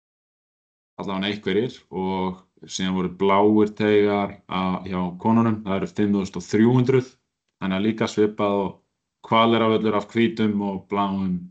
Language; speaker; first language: Icelandic; native; Icelandic